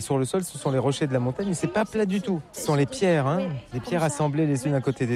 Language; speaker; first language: French; native; French